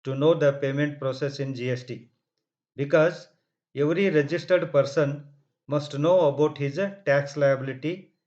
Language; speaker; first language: English; non-native, local second language; Kannada